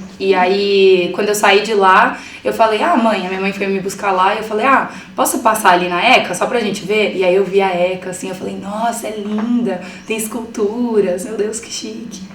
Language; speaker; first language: Portuguese; early bilingual, other home language; Spanish